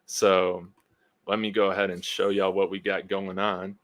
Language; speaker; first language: English; native; English